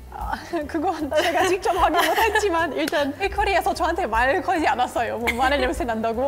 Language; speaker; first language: Korean; non-native, fluent; German